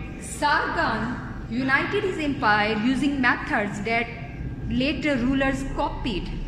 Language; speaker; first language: English; non-native, local second language; Urdu